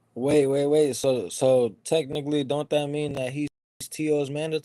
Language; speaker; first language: English; native; English